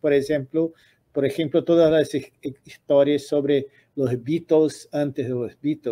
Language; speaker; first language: Portuguese; non-native, fluent; Spanish